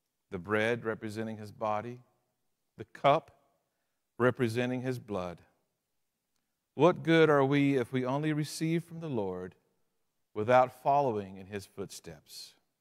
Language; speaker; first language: English; native; English